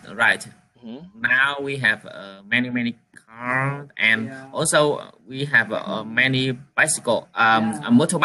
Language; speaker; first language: English; non-native, learner; Vietnamese